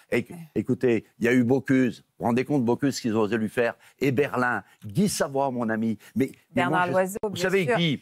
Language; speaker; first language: French; native; French